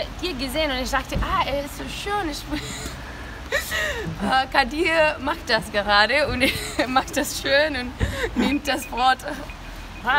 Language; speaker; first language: German; non-native, learner; Spanish